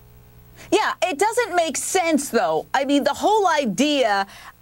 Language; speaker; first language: English; native; English